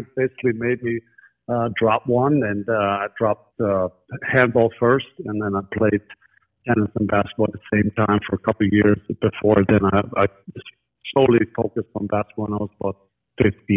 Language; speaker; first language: English; non-native, fluent; German